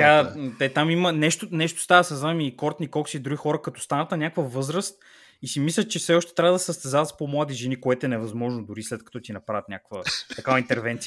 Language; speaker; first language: Bulgarian; native; Bulgarian